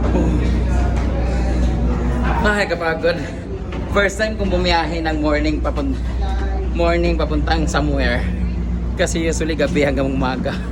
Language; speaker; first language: Filipino; non-native, local second language; Cebuano